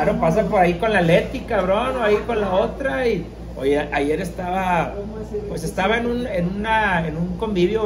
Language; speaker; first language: Spanish; native; Spanish